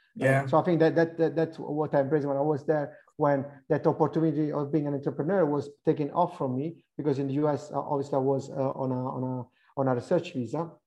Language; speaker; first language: English; non-native, fluent; Italian